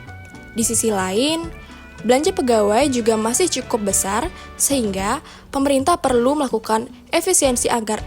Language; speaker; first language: Indonesian; native; Indonesian